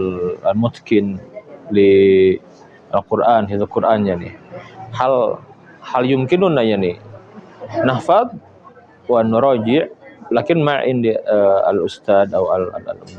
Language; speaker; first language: Arabic; non-native, fluent; Indonesian